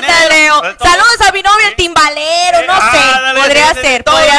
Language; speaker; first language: Spanish; native; Spanish